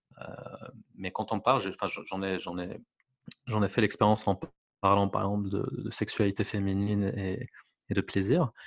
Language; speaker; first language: French; non-native, local second language; Arabic